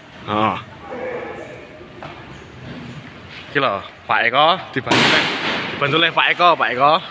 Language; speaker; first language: Indonesian; non-native, local second language; Javanese